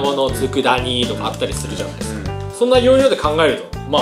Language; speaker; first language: Japanese; native; Japanese